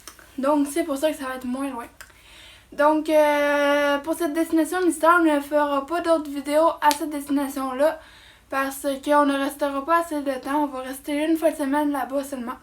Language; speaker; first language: French; native; French